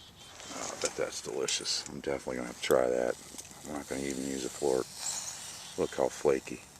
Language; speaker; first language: English; native; English